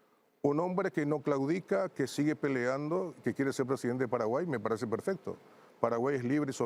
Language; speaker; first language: Spanish; native; Spanish